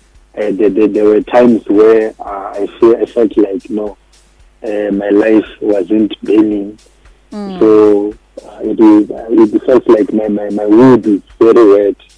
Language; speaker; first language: English; non-native, local second language; Northern Sotho